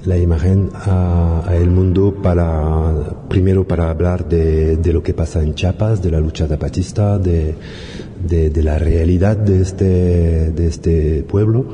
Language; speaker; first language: Spanish; non-native, learner; French